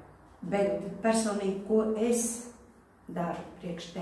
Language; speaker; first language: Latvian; non-native, local second language; Russian